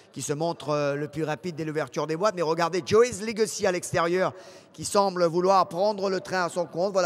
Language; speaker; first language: French; non-native, local second language; Morisyen